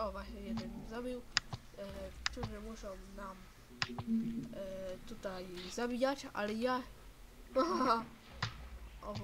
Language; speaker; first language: Polish; native; Polish